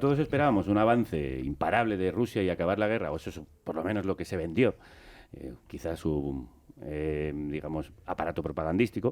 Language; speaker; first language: Spanish; native; Spanish